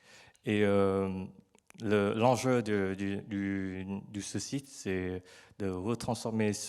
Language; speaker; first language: French; non-native, learner; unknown